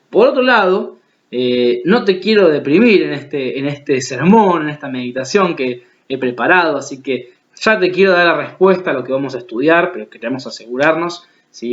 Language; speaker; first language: Spanish; native; Spanish